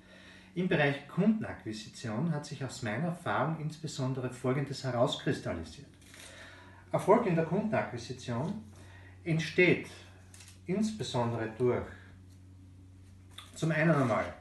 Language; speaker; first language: German; native; German